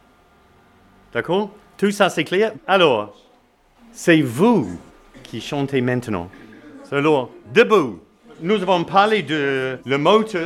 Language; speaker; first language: French; non-native, learner; English